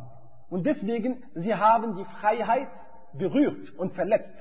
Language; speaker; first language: German; non-native, fluent; Arabic